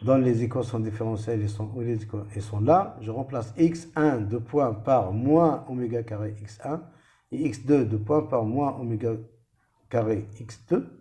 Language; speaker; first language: French; non-native, local second language; Arabic